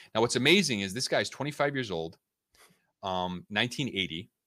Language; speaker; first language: English; native; English